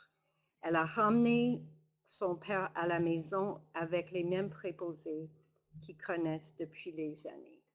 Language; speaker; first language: French; non-native, local second language; English